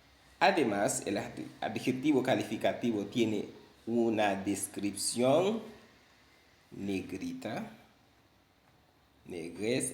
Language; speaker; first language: Spanish; non-native, fluent; Haitian Creole